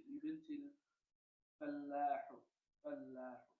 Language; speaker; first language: Arabic; non-native, learner; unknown